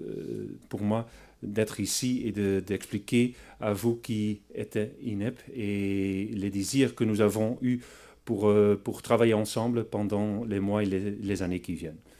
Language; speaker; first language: French; non-native, fluent; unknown